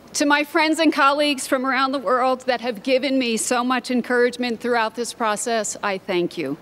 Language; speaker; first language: English; native; English